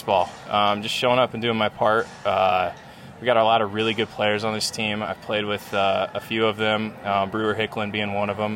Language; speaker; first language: English; native; English